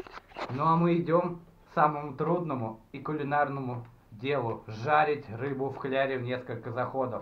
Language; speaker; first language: Russian; native; Russian